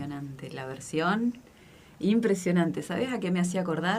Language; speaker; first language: Spanish; native; Spanish